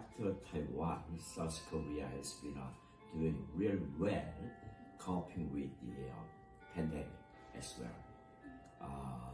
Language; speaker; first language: English; non-native, fluent; Korean